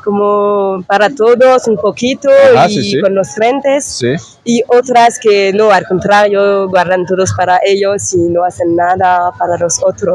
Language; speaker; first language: Spanish; non-native, learner; French